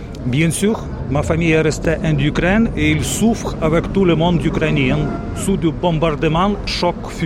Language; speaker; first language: French; non-native, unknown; Ukrainian